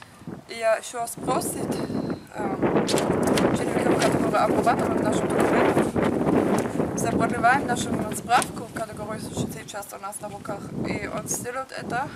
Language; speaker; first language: Russian; non-native, learner; German